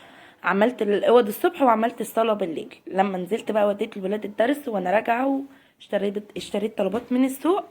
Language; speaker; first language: Arabic; native; Arabic